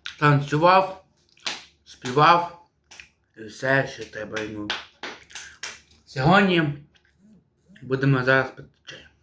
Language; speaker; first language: Ukrainian; non-native, local second language; Russian